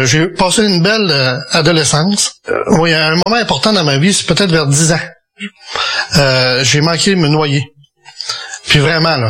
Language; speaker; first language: French; native; French